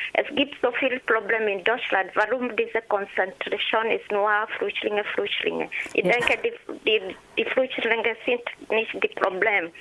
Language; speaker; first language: German; non-native, learner; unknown